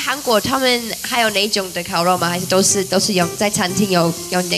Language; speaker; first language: Chinese; non-native, fluent; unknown